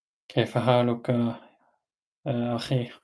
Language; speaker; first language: Arabic; non-native, learner; Norwegian